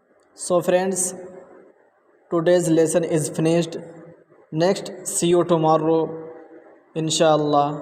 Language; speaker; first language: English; non-native, learner; Urdu